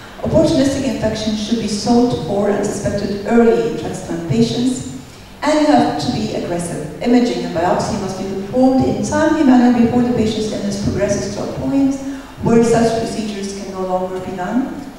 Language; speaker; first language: English; non-native, fluent; Arabic